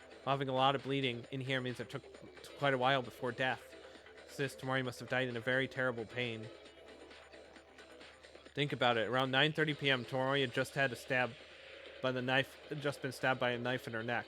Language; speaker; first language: English; native; English